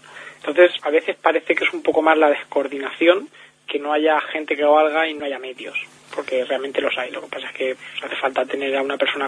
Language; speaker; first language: Spanish; native; Spanish